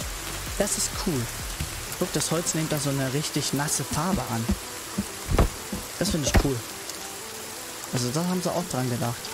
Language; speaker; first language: German; native; German